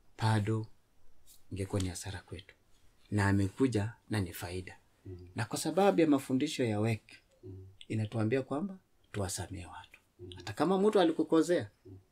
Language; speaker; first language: Swahili; non-native, local second language; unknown